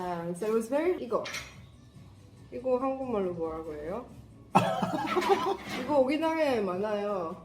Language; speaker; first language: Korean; non-native, fluent; Arabic